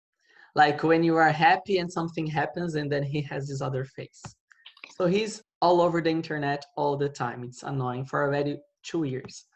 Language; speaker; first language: English; non-native, fluent; Portuguese